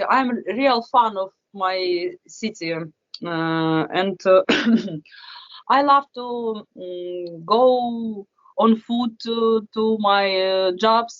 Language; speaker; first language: English; non-native, fluent; Russian